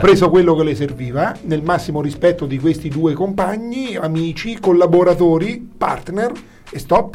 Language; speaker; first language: Italian; native; Italian